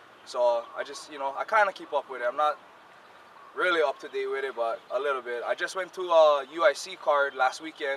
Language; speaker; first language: English; native; English